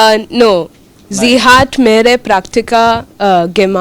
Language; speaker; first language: German; non-native, learner; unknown